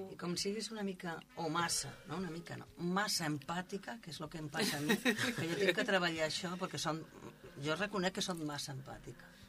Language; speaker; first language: Catalan; non-native, local second language; Spanish